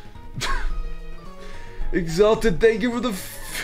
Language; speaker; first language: English; native; English